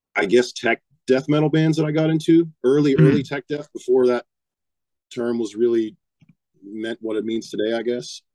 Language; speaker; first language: English; native; English